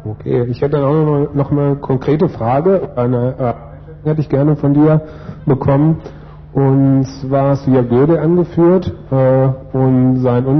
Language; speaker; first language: German; native; German